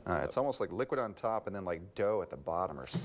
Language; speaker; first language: English; native; English